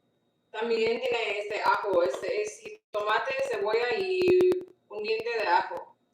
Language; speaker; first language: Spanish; non-native, learner; English